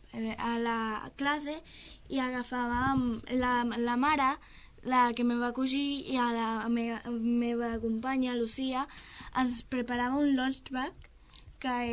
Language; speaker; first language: Catalan; non-native, local second language; Spanish